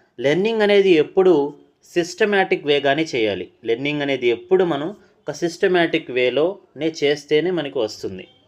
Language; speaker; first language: Telugu; non-native, local second language; Urdu